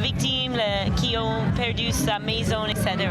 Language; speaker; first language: French; non-native, fluent; English